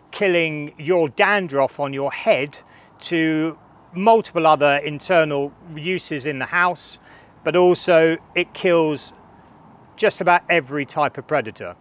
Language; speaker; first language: English; native; English